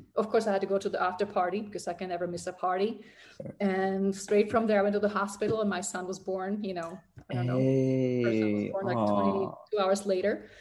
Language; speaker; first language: English; non-native, fluent; Czech